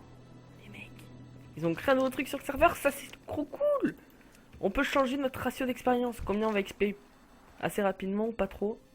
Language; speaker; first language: French; native; French